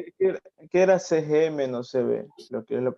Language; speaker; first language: Spanish; native; Spanish